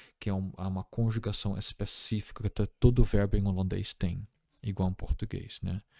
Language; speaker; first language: Portuguese; non-native, fluent; Dutch